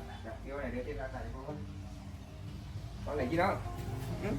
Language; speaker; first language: Vietnamese; native; Vietnamese